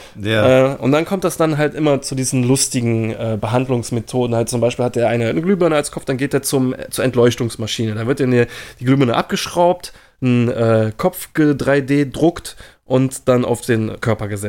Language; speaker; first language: German; native; German